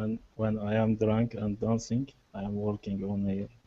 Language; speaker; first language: English; non-native, learner; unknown